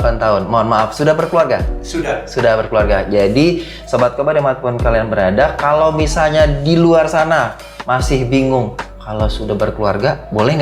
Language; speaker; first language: Indonesian; native; Indonesian